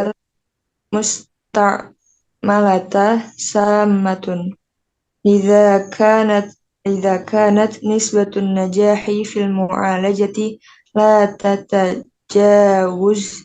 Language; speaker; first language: Arabic; non-native, learner; Indonesian